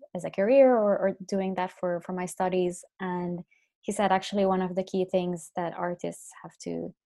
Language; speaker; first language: English; non-native, fluent; Finnish